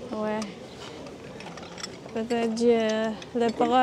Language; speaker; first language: French; non-native, learner; Indonesian